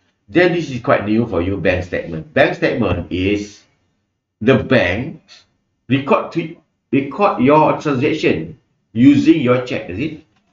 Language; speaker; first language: English; non-native, local second language; Malay